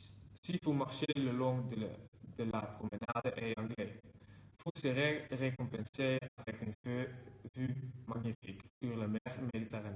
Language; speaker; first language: French; non-native, learner; Dutch